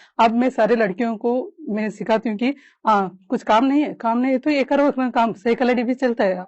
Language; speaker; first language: Hindi; non-native, local second language; Kannada